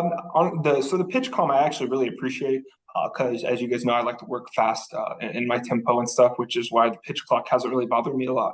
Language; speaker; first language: English; native; English